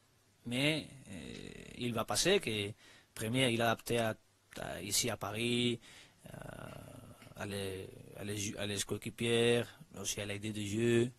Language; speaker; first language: French; non-native, learner; Spanish